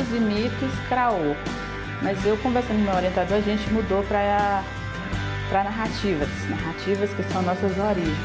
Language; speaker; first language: Portuguese; non-native, local second language; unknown